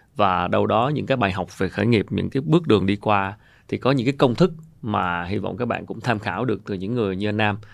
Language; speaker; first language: Vietnamese; native; Vietnamese